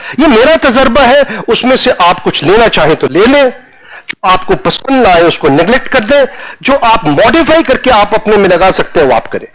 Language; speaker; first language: Hindi; non-native, local second language; Punjabi